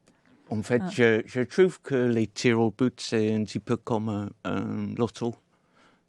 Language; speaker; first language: French; non-native, fluent; English